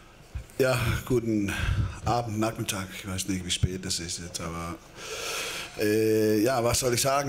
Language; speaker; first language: German; non-native, fluent; Danish